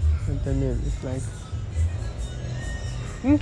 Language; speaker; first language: Spanish; non-native, learner; Hindi